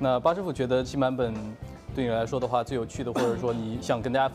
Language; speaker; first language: Chinese; native; Chinese